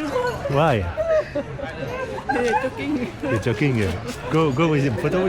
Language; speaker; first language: English; non-native, learner; French